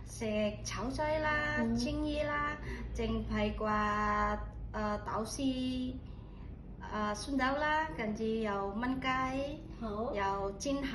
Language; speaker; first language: Cantonese; non-native, learner; Indonesian